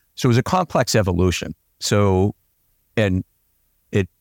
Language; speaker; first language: English; native; English